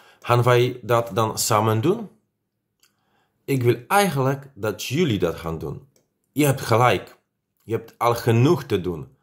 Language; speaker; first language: Dutch; non-native, fluent; Polish